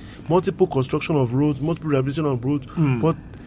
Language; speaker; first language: English; non-native, local second language; Yoruba